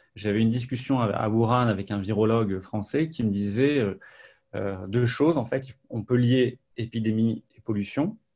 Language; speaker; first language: French; native; French